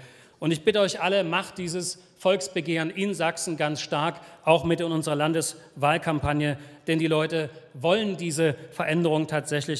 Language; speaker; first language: German; native; German